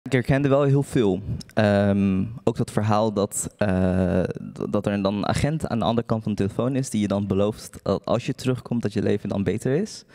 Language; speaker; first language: Dutch; early bilingual, other home language; Uyghur